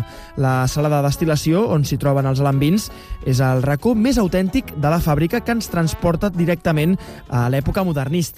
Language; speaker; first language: Catalan; native; Catalan